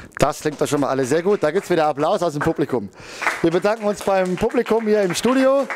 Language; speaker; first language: German; native; German